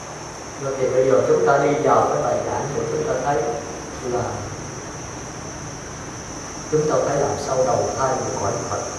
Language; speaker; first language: Vietnamese; native; Vietnamese